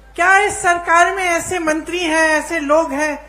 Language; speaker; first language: Hindi; native; Hindi